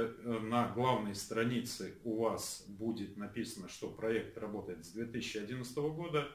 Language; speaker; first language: Russian; native; Russian